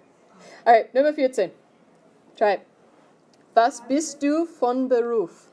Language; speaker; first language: German; non-native, fluent; English